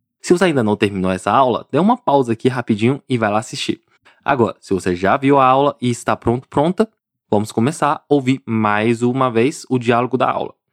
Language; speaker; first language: Portuguese; non-native, fluent; Chinese